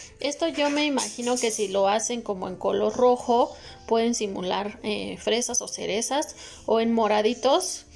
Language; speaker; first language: Spanish; native; Spanish